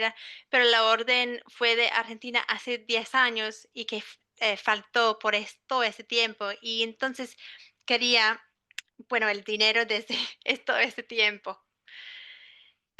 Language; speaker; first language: Spanish; non-native, fluent; English